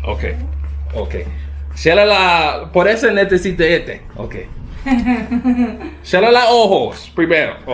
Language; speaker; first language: Spanish; non-native, learner; English